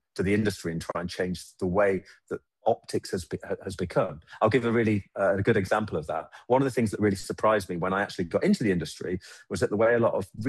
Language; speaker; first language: English; native; English